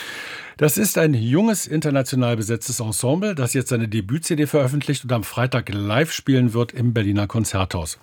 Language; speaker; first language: German; native; German